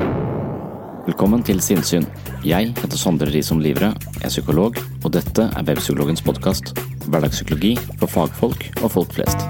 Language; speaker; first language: Norwegian; native; Norwegian